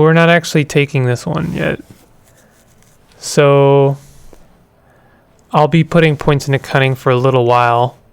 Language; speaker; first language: English; native; English